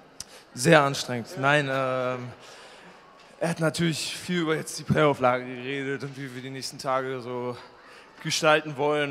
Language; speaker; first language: German; native; German